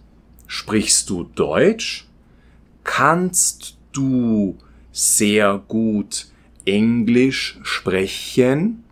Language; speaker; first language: German; non-native, fluent; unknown